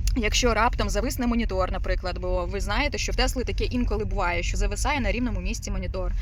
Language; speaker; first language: Ukrainian; non-native, local second language; Russian